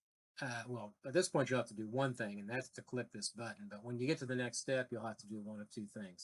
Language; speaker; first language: English; native; English